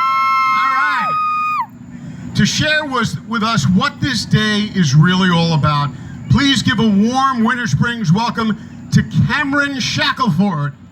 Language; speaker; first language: English; native; English